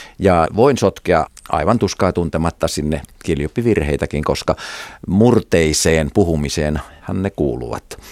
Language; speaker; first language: Finnish; native; Finnish